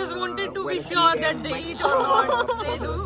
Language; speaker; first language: English; non-native, local second language; Hindi